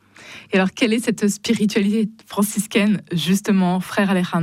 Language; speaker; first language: French; native; French